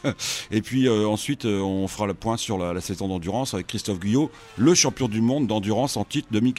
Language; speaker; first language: French; native; French